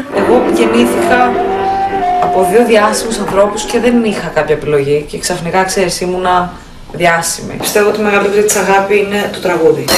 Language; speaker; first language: Greek; early bilingual, heritage; Greek